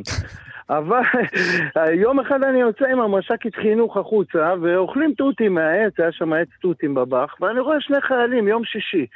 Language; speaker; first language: Hebrew; native; Hebrew